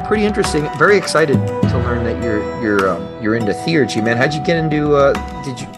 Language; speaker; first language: English; native; English